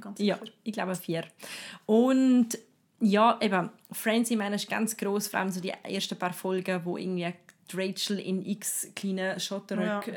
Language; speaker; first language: German; native; German